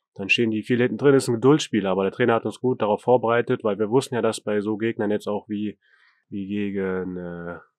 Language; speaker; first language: German; native; German